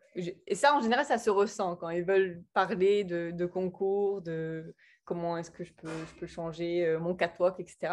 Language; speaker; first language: French; early bilingual, other home language; English